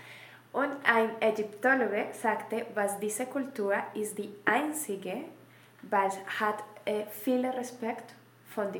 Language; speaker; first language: German; non-native, learner; Spanish